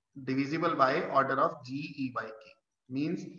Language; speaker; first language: English; non-native, local second language; Punjabi